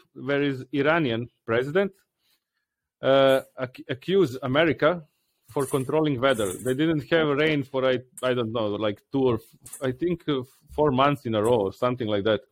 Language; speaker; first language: English; non-native, learner; Croatian